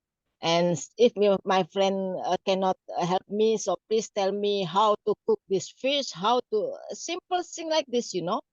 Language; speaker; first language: English; non-native, learner; Indonesian